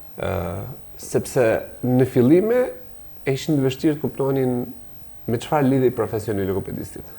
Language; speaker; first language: Albanian; native; Albanian